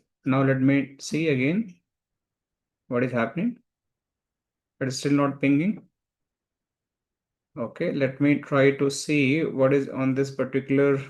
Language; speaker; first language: English; non-native, local second language; Hindi